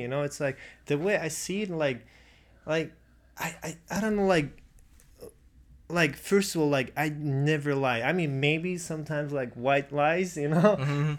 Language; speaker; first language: English; non-native, fluent; Russian